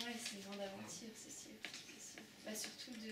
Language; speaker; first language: French; native; French